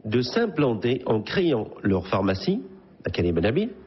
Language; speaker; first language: French; non-native, local second language; Arabic